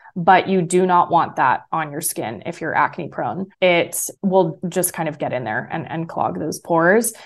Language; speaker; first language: English; native; English